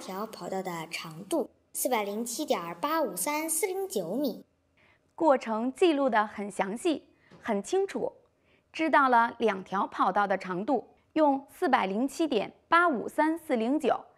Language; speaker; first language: Chinese; native; Chinese